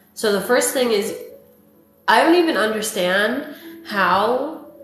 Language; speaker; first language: English; native; English